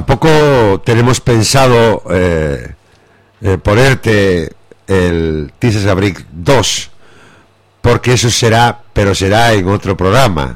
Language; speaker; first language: Spanish; native; Spanish